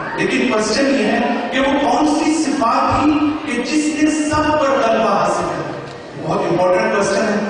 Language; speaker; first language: Urdu; native; Urdu